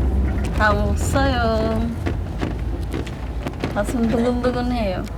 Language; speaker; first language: Korean; non-native, local second language; Bangla